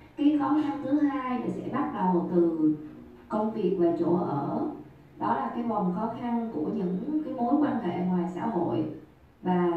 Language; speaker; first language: Vietnamese; native; Vietnamese